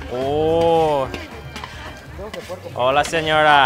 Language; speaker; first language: Spanish; non-native, learner; English